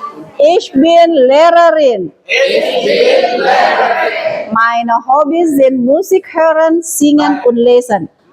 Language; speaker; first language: German; non-native, learner; Indonesian